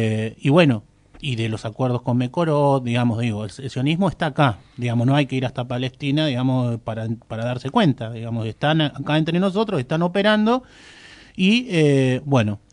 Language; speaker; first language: Spanish; native; Spanish